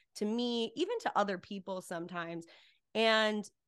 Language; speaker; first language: English; native; English